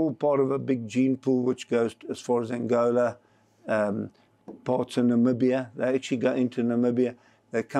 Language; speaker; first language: English; native; English